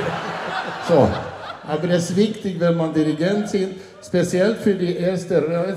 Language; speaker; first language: German; non-native, learner; Swedish